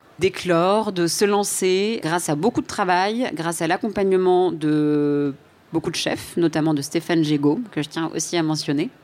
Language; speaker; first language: French; native; French